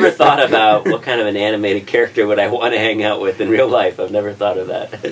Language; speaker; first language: English; native; English